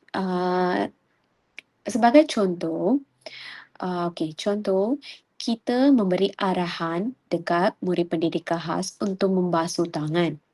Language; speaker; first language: Malay; non-native, local second language; Tamil